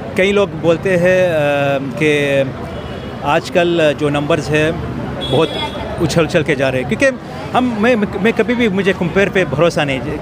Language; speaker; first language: Hindi; non-native, fluent; Arabic